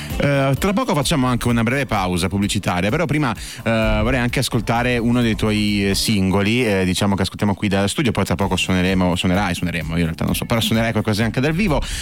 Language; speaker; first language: Italian; native; Italian